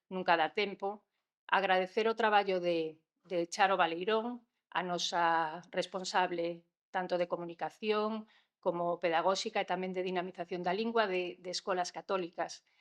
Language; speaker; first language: Galician; non-native, local second language; Spanish